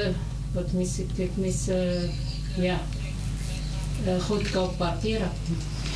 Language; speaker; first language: Dutch; non-native, learner; Arabic